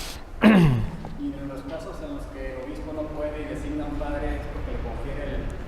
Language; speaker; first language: Spanish; native; Spanish